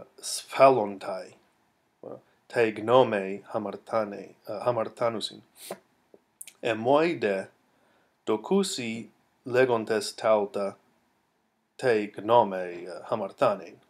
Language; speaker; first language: Greek; non-native, fluent; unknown